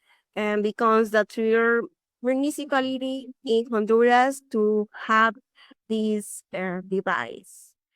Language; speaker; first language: English; non-native, learner; Spanish